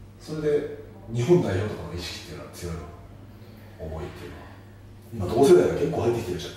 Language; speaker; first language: Japanese; native; Japanese